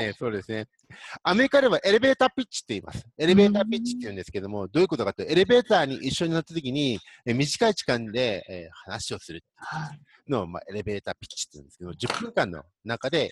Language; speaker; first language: Japanese; native; Japanese